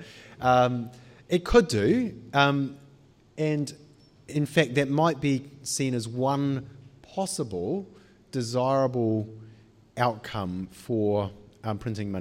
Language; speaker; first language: English; native; English